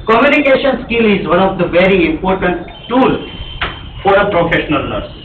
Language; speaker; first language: English; non-native, local second language; Gujarati